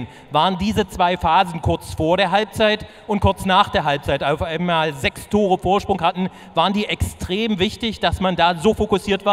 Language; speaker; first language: German; native; German